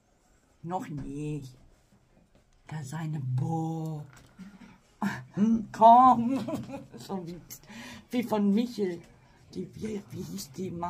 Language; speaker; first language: German; non-native, fluent; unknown